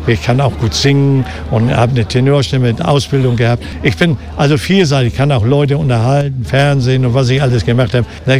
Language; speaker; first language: German; native; German